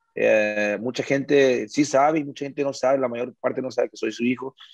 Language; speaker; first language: Spanish; early bilingual, heritage; Spanish